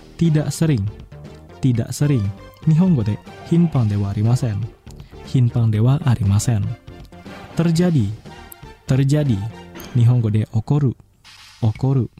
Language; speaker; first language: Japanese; non-native, fluent; Indonesian